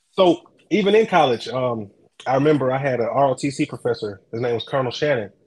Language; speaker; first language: English; native; English